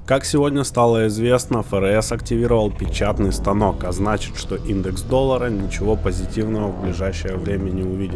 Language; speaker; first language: Russian; native; Russian